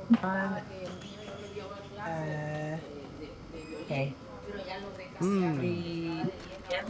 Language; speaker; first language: Spanish; non-native, learner; English